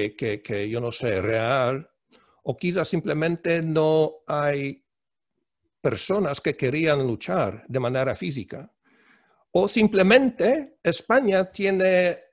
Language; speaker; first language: Spanish; non-native, fluent; Polish